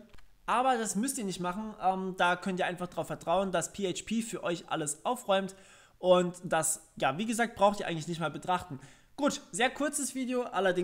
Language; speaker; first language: German; native; German